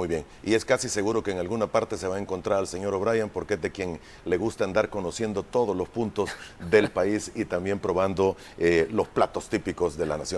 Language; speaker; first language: Spanish; native; Spanish